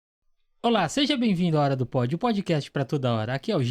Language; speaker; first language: Portuguese; native; Portuguese